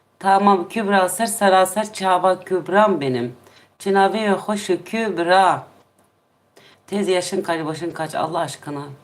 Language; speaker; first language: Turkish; non-native, local second language; Kurdish